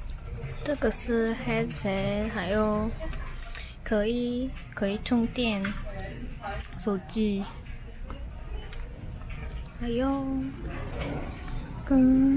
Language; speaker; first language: Chinese; non-native, learner; Korean